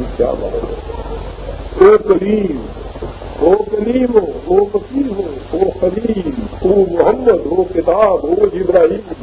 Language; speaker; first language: Urdu; native; Urdu